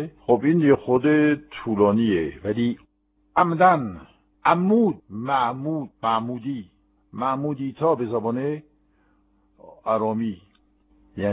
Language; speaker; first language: Persian; non-native, fluent; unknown